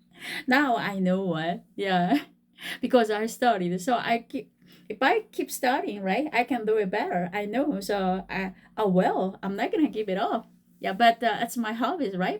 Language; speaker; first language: English; non-native, fluent; Korean